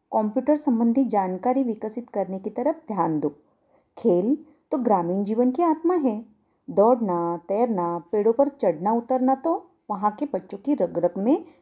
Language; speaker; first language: Hindi; non-native, local second language; Marathi